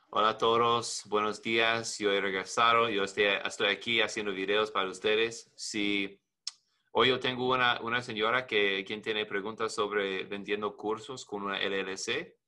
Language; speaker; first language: Spanish; non-native, learner; English